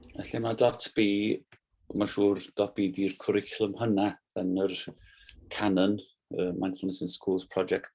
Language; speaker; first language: Welsh; native; Welsh